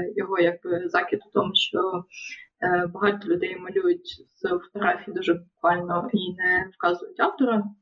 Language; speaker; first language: Ukrainian; non-native, local second language; Russian